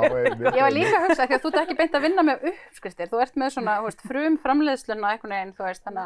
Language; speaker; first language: Icelandic; native; Icelandic